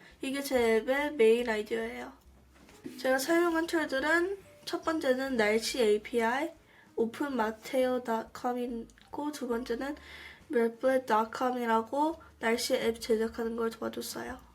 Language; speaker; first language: Korean; early bilingual, heritage; Korean